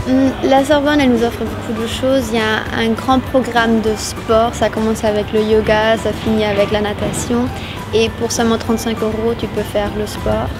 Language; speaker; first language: French; non-native, fluent; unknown